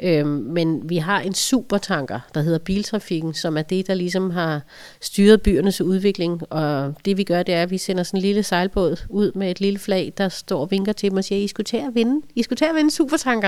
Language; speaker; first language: Danish; native; Danish